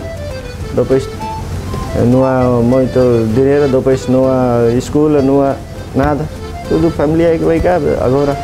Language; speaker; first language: Portuguese; non-native, learner; Nepali